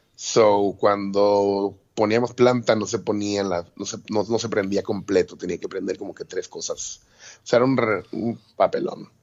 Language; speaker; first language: Spanish; native; Spanish